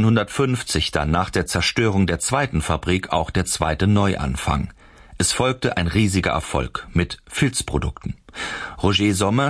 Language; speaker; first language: German; native; German